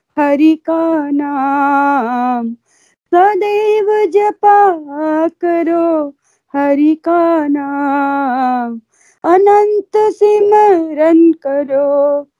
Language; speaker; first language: Hindi; native; Hindi